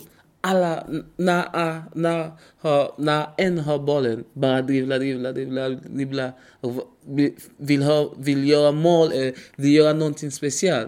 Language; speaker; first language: Swedish; non-native, learner; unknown